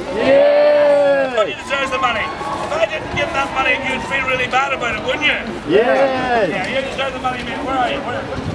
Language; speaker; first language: English; native; English